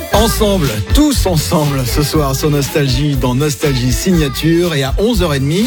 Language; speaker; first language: French; native; French